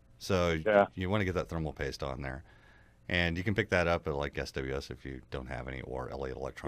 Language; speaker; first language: English; native; English